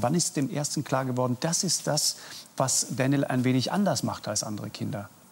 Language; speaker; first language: German; native; German